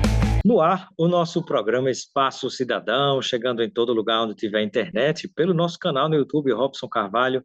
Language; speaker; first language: Portuguese; native; Portuguese